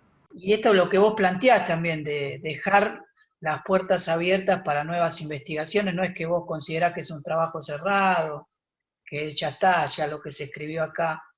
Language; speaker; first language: Spanish; native; Spanish